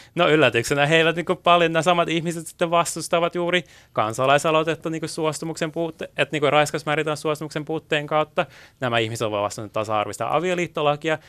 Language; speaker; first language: Finnish; early bilingual, other home language; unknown